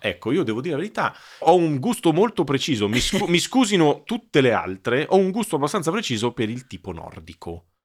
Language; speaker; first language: Italian; native; Italian